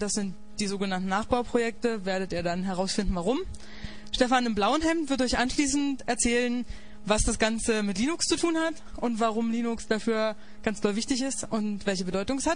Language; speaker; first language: German; native; German